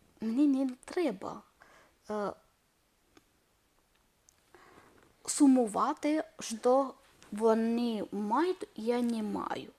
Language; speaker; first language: Ukrainian; non-native, learner; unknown